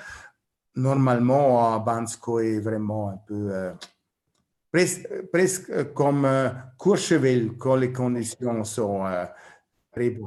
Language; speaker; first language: French; non-native, learner; German